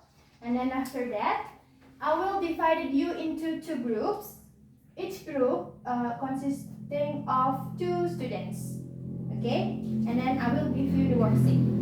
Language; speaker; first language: English; non-native, learner; Indonesian